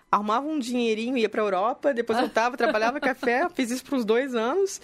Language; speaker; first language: Portuguese; native; Portuguese